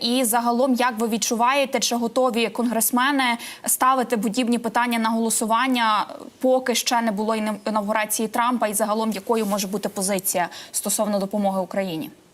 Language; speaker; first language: Ukrainian; native; Ukrainian